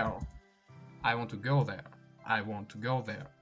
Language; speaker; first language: English; non-native, fluent; Tajik